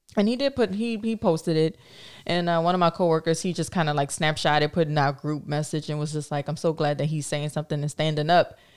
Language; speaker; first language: English; native; English